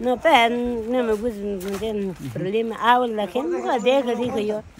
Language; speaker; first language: Spanish; non-native, local second language; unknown